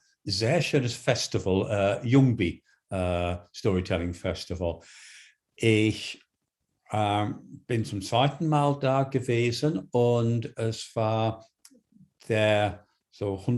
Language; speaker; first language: German; non-native, fluent; English